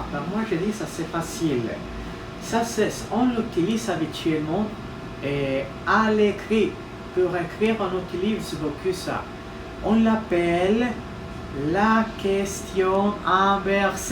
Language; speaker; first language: French; non-native, fluent; Spanish